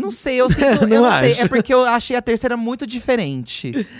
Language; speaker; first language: Portuguese; native; Portuguese